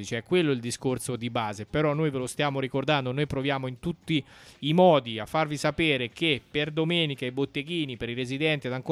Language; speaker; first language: Italian; native; Italian